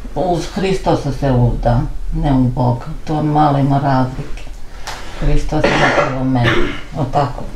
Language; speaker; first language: Serbian; non-native, fluent; Armenian